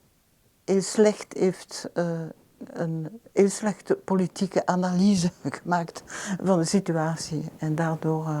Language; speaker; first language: Dutch; non-native, local second language; French